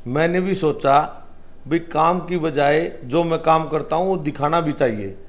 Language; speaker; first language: Hindi; native; Hindi